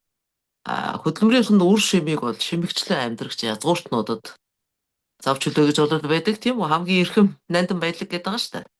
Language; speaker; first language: Mongolian; native; Mongolian